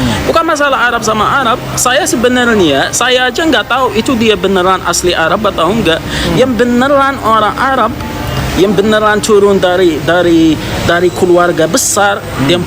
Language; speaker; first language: Indonesian; non-native, fluent; Arabic